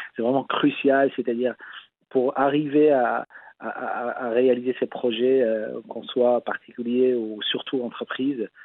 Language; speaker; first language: French; non-native, local second language; Arabic